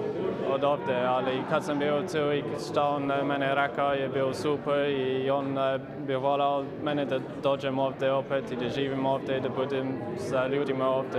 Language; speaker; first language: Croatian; early bilingual, heritage; English